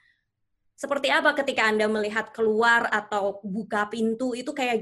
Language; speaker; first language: Indonesian; native; Indonesian